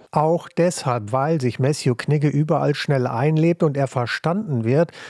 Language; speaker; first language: German; native; German